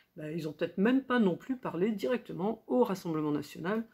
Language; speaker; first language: French; native; French